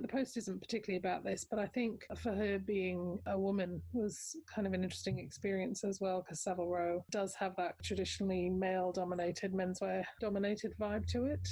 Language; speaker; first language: English; native; English